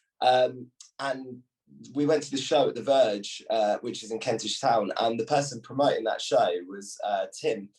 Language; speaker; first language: English; native; English